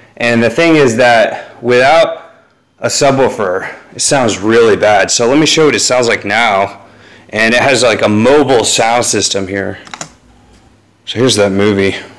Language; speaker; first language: English; native; English